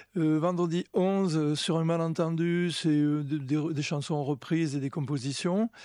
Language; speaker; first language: French; native; French